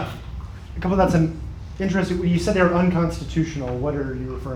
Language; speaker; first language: English; native; English